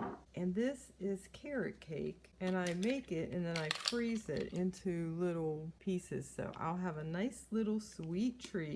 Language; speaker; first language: English; native; English